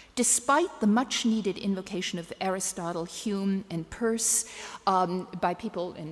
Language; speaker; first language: English; native; English